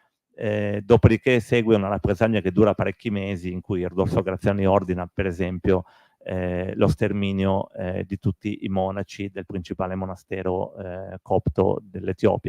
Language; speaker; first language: Italian; native; Italian